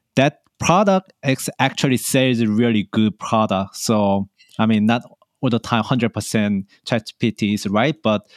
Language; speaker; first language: English; non-native, learner; Korean